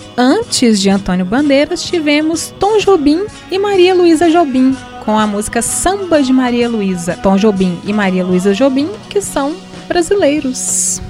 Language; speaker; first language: Portuguese; native; Portuguese